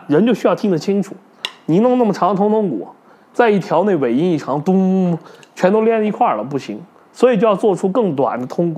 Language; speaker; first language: Chinese; native; Chinese